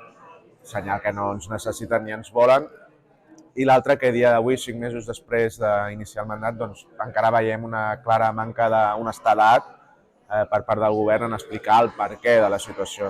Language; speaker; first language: Catalan; native; Catalan